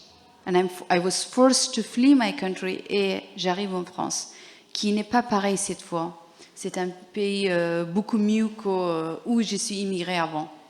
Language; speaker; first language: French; non-native, learner; Persian